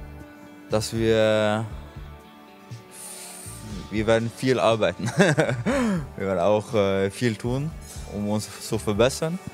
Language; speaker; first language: German; non-native, learner; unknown